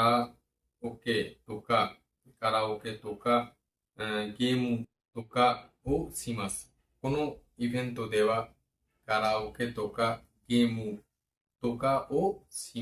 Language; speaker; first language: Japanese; non-native, learner; Bangla